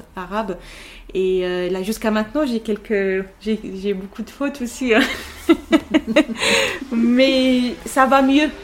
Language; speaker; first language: French; non-native, local second language; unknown